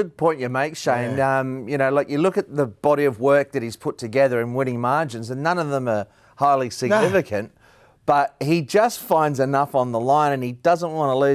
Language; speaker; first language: English; native; English